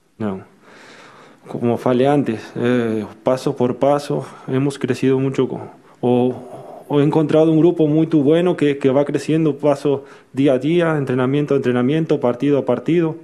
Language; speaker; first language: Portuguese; non-native, learner; Spanish